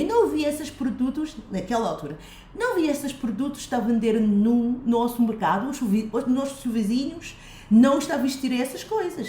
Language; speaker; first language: Portuguese; non-native, fluent; Chinese